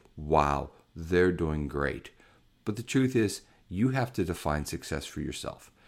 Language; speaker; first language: English; native; English